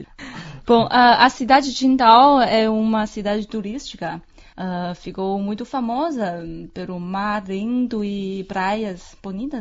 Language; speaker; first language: Portuguese; non-native, fluent; Chinese